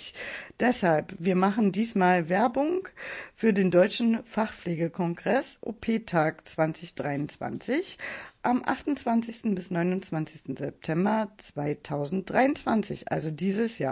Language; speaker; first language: German; native; German